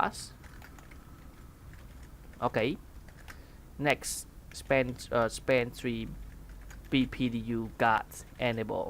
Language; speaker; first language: English; non-native, fluent; Khmer